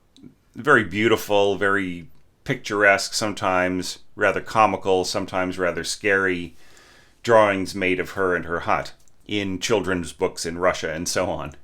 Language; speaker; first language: English; native; English